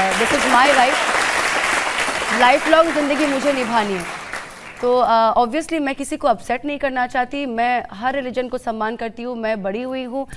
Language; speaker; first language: Hindi; non-native, local second language; Bangla